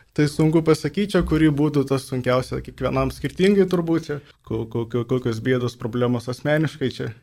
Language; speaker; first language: Lithuanian; native; Lithuanian